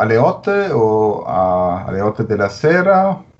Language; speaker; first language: Italian; non-native, learner; German